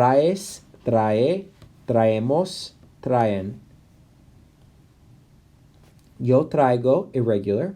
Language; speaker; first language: Spanish; non-native, fluent; English